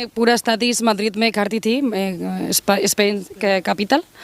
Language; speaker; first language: Hindi; non-native, learner; Spanish